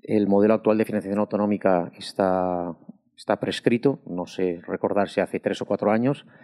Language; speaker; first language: Spanish; non-native, local second language; Catalan